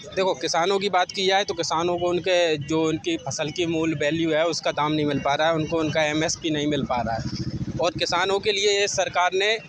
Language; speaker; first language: Hindi; native; Hindi